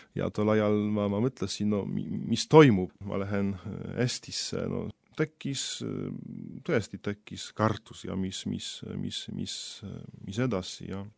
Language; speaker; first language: Estonian; non-native, fluent; Polish